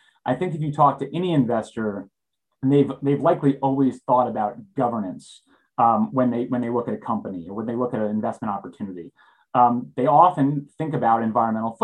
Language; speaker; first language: English; native; English